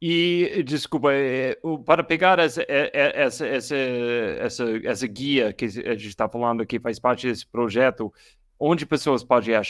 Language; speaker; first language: Portuguese; non-native, learner; English